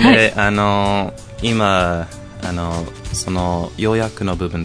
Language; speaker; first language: Japanese; non-native, fluent; English